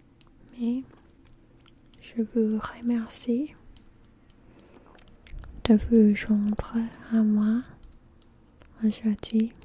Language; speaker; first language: French; non-native, learner; English